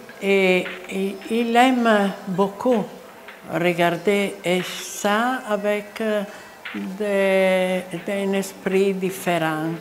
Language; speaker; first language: French; non-native, learner; Italian